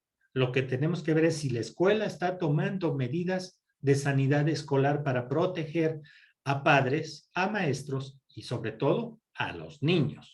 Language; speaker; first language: Spanish; native; Spanish